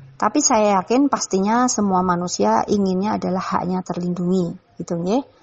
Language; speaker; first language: Indonesian; non-native, local second language; Javanese